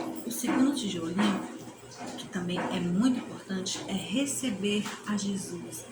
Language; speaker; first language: Portuguese; native; Portuguese